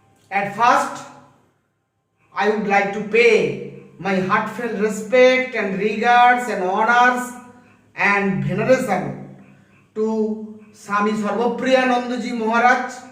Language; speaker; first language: English; non-native, local second language; Bangla